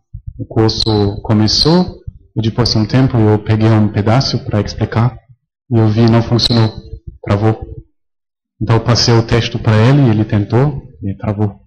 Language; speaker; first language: Portuguese; non-native, fluent; German